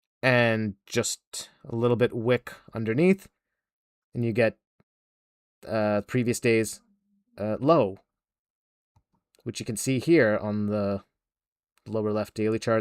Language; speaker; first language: English; native; English